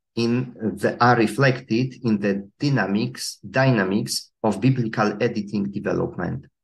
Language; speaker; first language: English; non-native, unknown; Polish